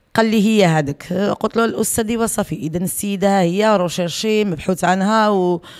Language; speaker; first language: Arabic; native; Arabic